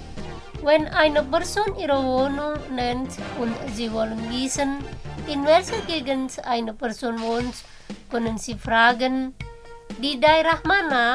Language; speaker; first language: German; non-native, fluent; Indonesian